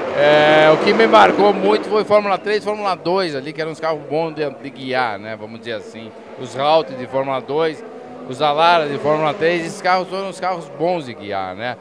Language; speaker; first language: Portuguese; native; Portuguese